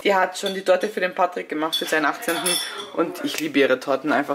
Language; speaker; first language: German; native; German